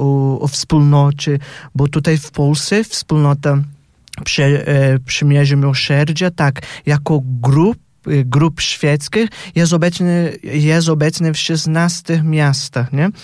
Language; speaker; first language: Polish; non-native, fluent; Portuguese